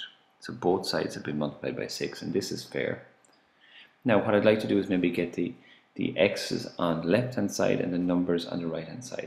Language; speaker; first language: English; native; English